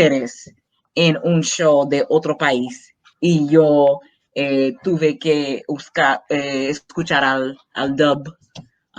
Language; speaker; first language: Spanish; non-native, fluent; English